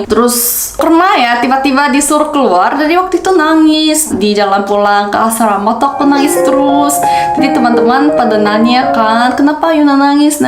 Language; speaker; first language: Indonesian; non-native, fluent; Korean